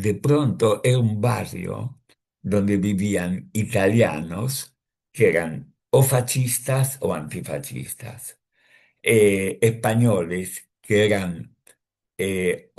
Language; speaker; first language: Spanish; early bilingual, other home language; Russian